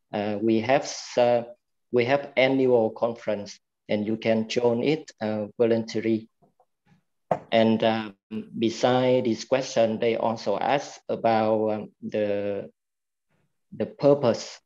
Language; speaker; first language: English; non-native, fluent; Vietnamese